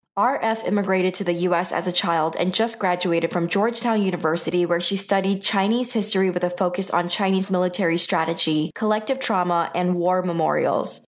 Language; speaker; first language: English; native; English